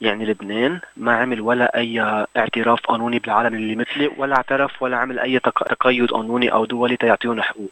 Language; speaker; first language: Arabic; native; Arabic